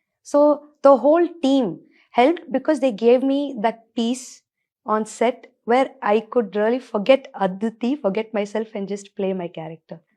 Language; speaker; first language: English; non-native, local second language; Tamil